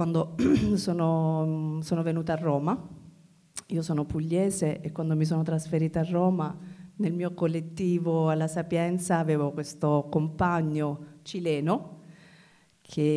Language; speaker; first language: Italian; native; Italian